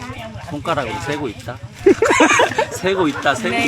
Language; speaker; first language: Korean; native; Korean